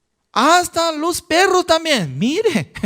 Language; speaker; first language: Spanish; non-native, fluent; Korean